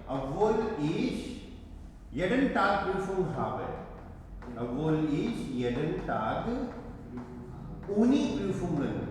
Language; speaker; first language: German; non-native, fluent; Hindi